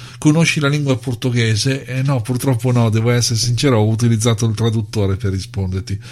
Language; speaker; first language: Italian; native; Italian